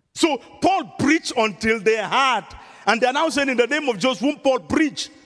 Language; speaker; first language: English; non-native, local second language; Yoruba